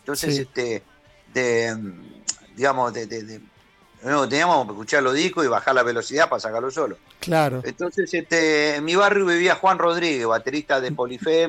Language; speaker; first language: Spanish; native; Spanish